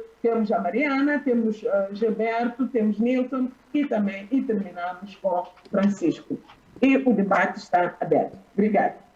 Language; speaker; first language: Portuguese; non-native, local second language; Tsonga